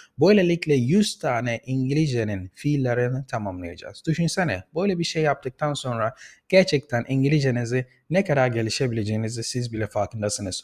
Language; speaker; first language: Turkish; non-native, fluent; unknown